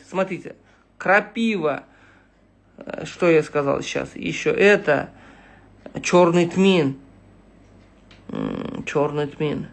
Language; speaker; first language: Russian; non-native, local second language; Uzbek